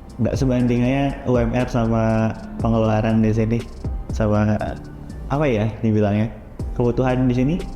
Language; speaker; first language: Indonesian; native; Indonesian